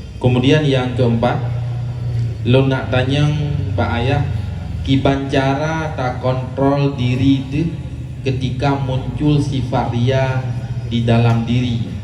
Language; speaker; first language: Malay; non-native, local second language; Achinese